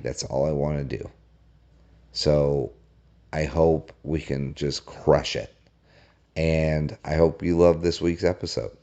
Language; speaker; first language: English; native; English